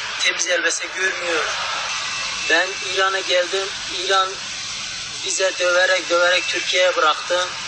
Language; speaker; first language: Turkish; non-native, learner; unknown